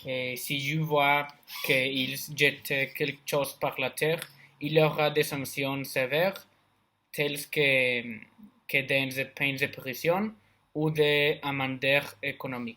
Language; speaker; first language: French; non-native, learner; Spanish